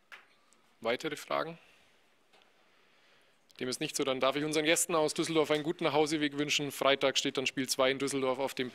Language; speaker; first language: German; native; German